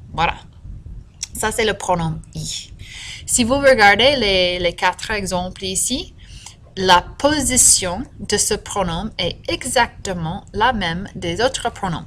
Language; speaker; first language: French; non-native, fluent; English